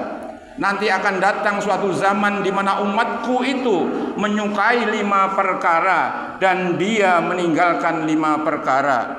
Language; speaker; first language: Indonesian; native; Indonesian